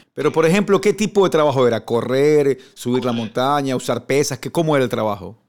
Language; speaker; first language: Spanish; native; Spanish